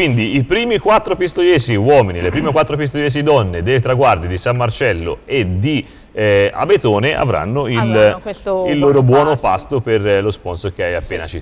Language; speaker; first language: Italian; native; Italian